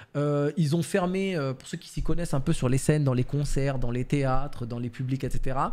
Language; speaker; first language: French; native; French